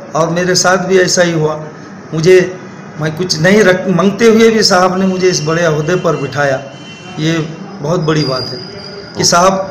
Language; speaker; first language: Hindi; non-native, local second language; Urdu